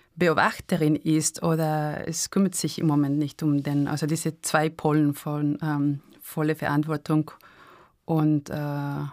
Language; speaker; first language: German; non-native, fluent; Spanish